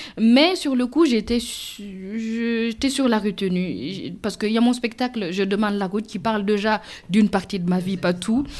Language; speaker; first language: French; non-native, local second language; Mossi